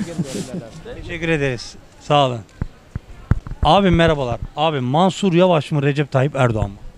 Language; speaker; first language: Turkish; native; Turkish